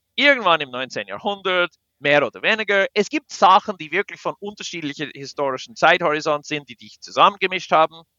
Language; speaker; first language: German; non-native, fluent; English